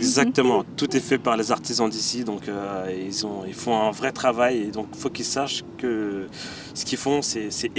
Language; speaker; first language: French; early bilingual, other home language; Bambara